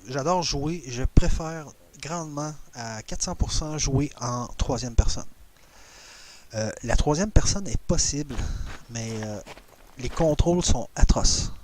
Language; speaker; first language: French; native; French